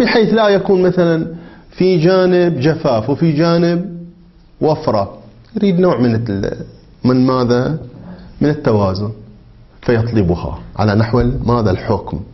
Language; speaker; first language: Arabic; native; Arabic